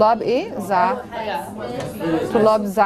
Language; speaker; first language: Arabic; non-native, fluent; English